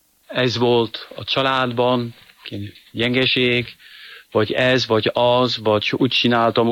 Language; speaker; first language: Hungarian; non-native, fluent; French